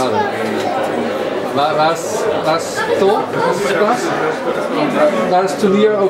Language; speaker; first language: German; non-native, learner; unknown